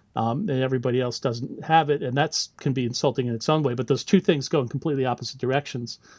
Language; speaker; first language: English; native; English